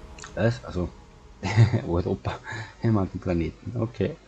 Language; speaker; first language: German; native; German